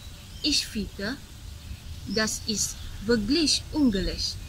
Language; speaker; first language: German; non-native, learner; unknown